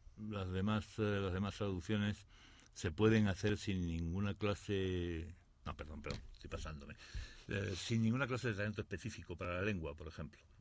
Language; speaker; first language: Spanish; native; Spanish